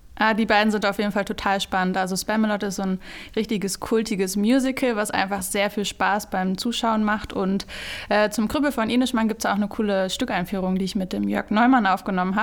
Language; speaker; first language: German; native; German